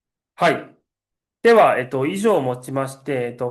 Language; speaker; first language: Japanese; native; Japanese